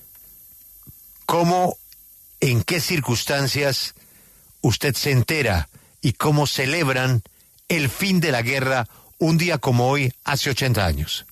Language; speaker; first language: Spanish; native; Spanish